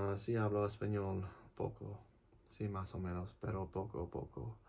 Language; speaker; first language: Spanish; non-native, learner; English